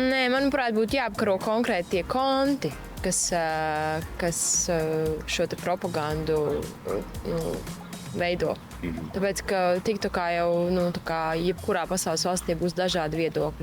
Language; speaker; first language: Latvian; native; Latvian